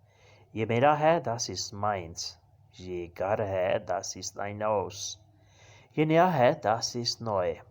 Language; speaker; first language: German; non-native, learner; Urdu